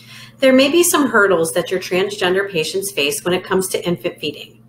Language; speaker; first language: English; native; English